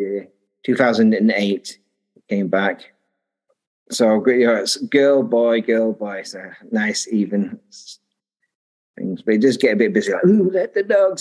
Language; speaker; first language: English; native; English